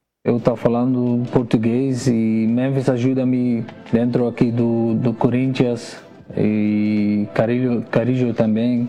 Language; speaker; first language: Portuguese; non-native, learner; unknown